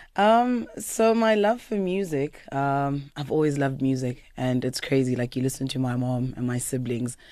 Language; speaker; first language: English; native; English